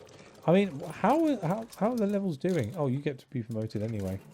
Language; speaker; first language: English; native; English